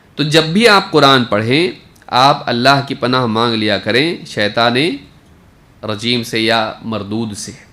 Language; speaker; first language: Urdu; native; Urdu